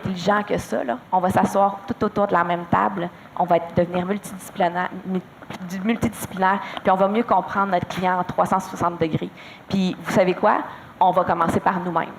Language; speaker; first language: French; native; French